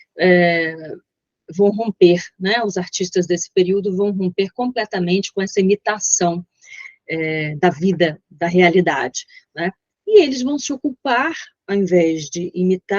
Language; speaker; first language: Portuguese; native; Portuguese